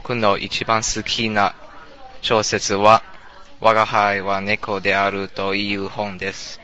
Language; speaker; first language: Japanese; non-native, learner; English